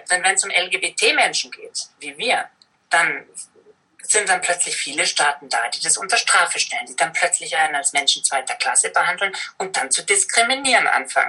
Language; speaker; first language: German; native; German